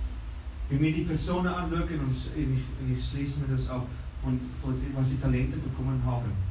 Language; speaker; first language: German; non-native, fluent; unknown